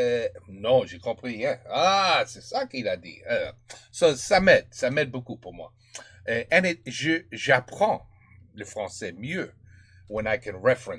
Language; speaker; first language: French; non-native, learner; English